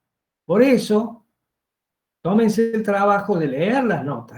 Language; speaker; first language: Spanish; native; Spanish